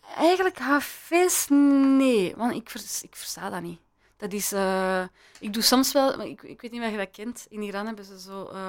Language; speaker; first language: Dutch; early bilingual, other home language; Persian